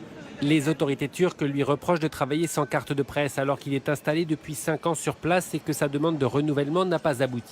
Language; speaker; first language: French; native; French